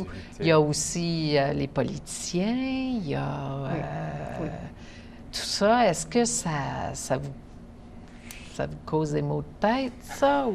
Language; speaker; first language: French; native; French